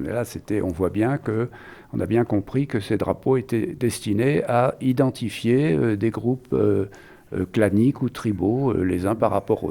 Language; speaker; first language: French; native; French